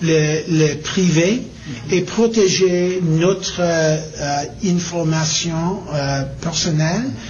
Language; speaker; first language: French; non-native, learner; English